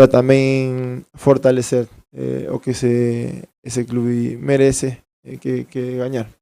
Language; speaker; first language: Portuguese; non-native, fluent; Spanish